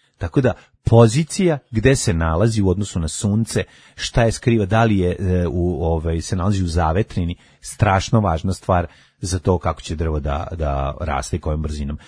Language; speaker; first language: Serbian; native; Serbian